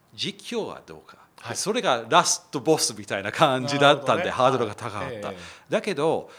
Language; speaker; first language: Japanese; non-native, fluent; English